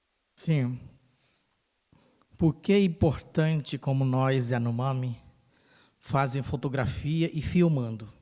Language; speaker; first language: Portuguese; non-native, local second language; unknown